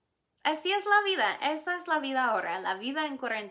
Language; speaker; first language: Spanish; non-native, fluent; English